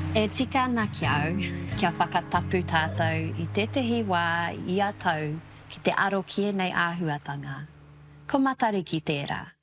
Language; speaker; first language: Māori; non-native, local second language; English